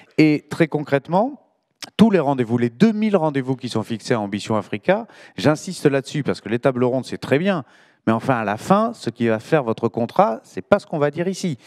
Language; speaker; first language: French; native; French